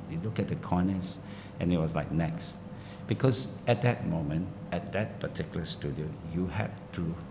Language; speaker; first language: English; non-native, local second language; Min Nan Chinese